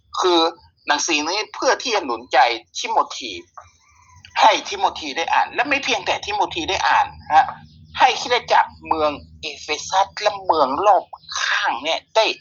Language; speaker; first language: Thai; native; Thai